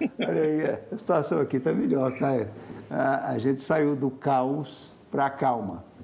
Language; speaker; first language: Portuguese; native; Portuguese